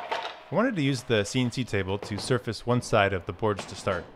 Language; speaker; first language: English; native; English